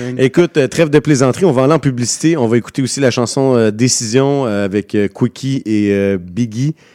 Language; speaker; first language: French; native; French